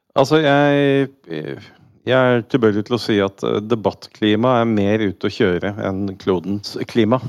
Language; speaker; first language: Norwegian; native; Norwegian